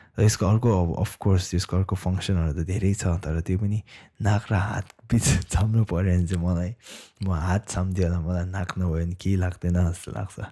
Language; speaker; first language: Nepali; non-native, local second language; Tibetan